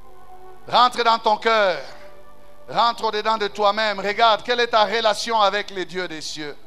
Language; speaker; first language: French; non-native, local second language; Swahili